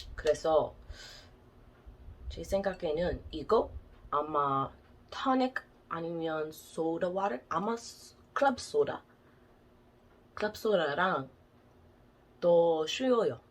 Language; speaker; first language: Korean; non-native, learner; English